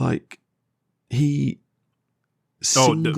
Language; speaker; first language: English; native; English